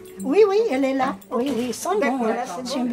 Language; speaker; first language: French; early bilingual, other home language; Portuguese